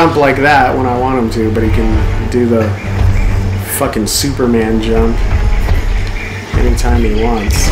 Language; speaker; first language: English; native; English